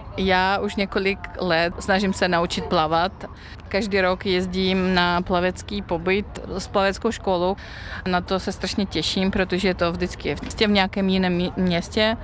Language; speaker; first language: Czech; non-native, fluent; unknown